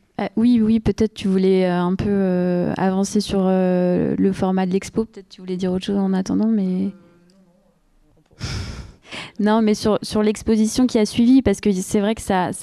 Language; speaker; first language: French; native; French